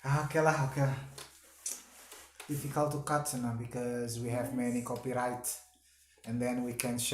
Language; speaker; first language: English; non-native, learner; Sundanese